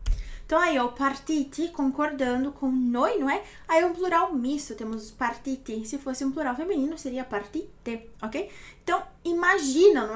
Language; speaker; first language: Portuguese; native; Portuguese